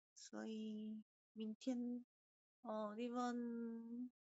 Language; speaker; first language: Chinese; non-native, learner; Korean